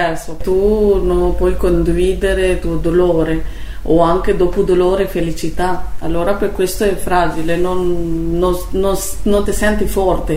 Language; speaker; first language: Italian; non-native, learner; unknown